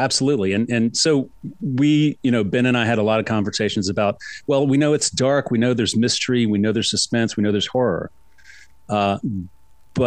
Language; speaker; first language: English; native; English